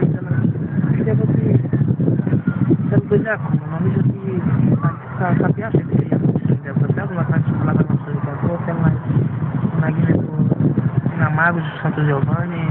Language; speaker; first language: Greek; non-native, learner; Portuguese